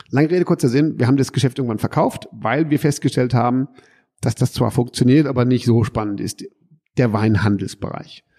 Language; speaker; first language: German; early bilingual, heritage; German